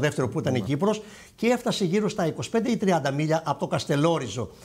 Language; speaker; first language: Greek; native; Greek